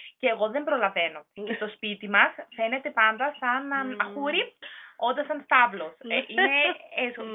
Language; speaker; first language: Greek; non-native, learner; German